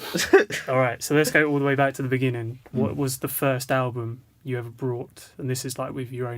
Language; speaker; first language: English; native; English